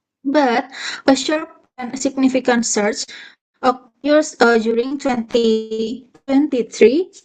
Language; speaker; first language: English; non-native, fluent; Indonesian